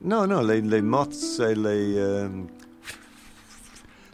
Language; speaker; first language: French; non-native, learner; English